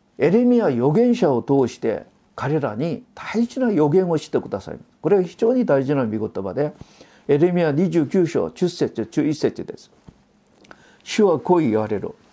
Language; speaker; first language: Japanese; non-native, fluent; Korean